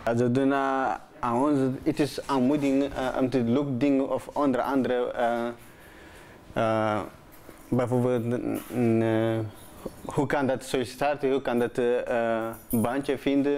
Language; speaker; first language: Dutch; non-native, learner; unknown